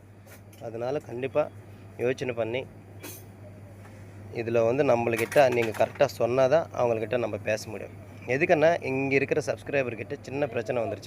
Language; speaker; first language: Tamil; native; Tamil